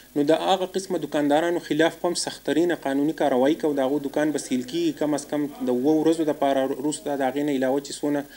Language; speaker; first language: Pashto; native; Pashto